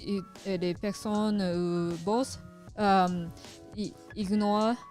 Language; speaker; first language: French; non-native, learner; Japanese